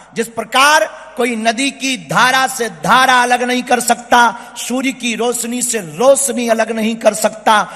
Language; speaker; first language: Hindi; native; Hindi